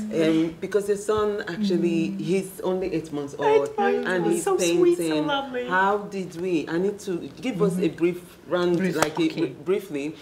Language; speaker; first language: English; non-native, local second language; Igbo